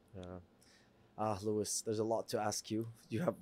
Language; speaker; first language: English; non-native, fluent; Arabic